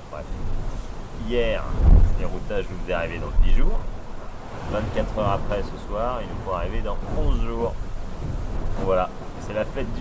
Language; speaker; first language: French; native; French